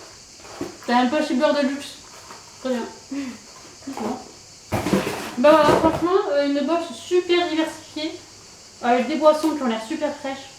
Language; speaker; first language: French; native; French